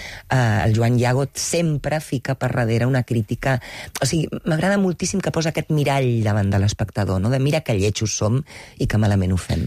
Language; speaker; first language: Catalan; non-native, local second language; Spanish